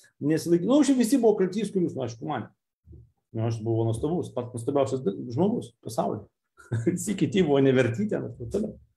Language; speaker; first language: Lithuanian; non-native, local second language; Russian